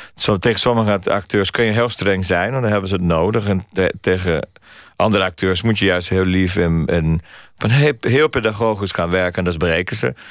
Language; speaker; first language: Dutch; non-native, fluent; Portuguese